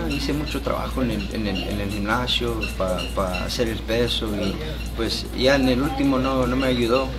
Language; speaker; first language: Spanish; early bilingual, heritage; Spanish